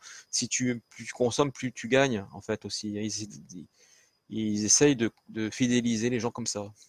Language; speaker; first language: French; native; French